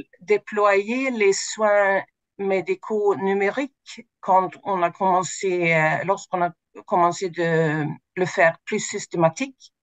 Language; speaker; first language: French; non-native, fluent; Swedish